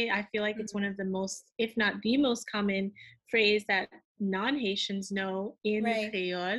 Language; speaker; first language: English; early bilingual, other home language; Haitian Creole